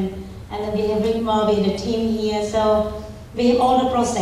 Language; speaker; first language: English; non-native, learner; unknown